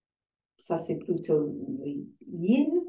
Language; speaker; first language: French; non-native, fluent; English